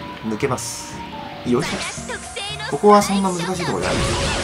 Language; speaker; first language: Japanese; native; Japanese